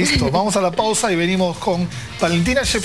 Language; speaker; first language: Spanish; native; Spanish